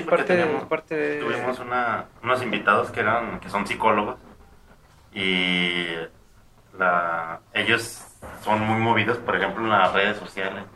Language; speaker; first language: Spanish; native; Spanish